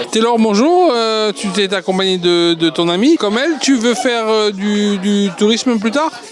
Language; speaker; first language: French; native; French